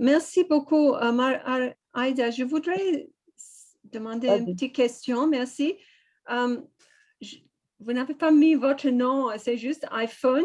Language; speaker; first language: French; non-native, fluent; English